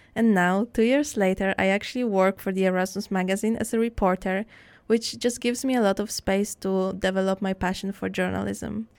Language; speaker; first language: English; non-native, fluent; Polish